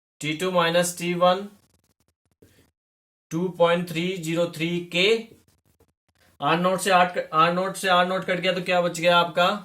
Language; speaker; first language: Hindi; native; Hindi